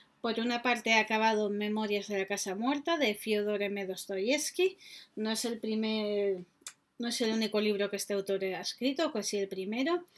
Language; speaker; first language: Spanish; native; Spanish